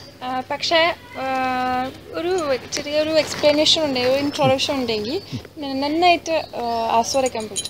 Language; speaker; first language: Malayalam; early bilingual, heritage; Malayalam